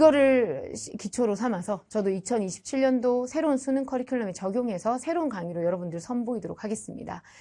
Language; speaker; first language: Korean; native; Korean